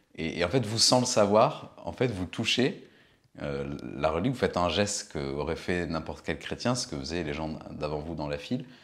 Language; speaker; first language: French; native; French